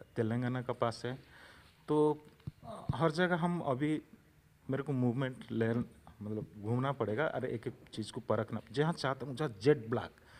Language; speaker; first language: Hindi; non-native, local second language; Odia